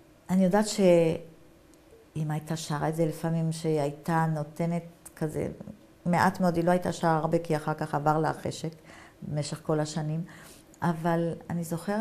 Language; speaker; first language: Hebrew; non-native, fluent; German